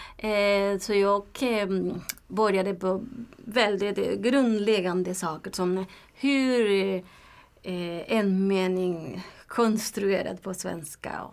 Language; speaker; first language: Swedish; non-native, fluent; Spanish